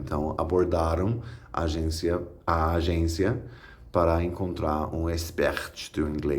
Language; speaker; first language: Portuguese; non-native, fluent; English